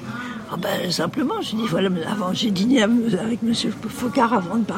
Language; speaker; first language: French; native; French